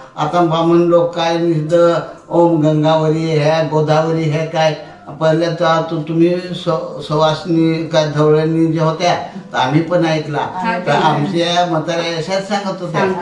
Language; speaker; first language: Marathi; non-native, local second language; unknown